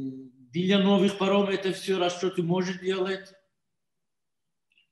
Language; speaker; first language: Russian; non-native, learner; Turkish